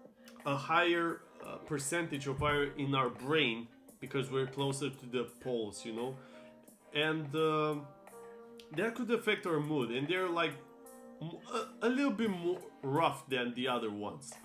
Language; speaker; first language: English; non-native, fluent; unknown